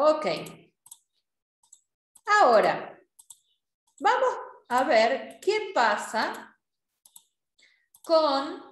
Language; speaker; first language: Spanish; native; Spanish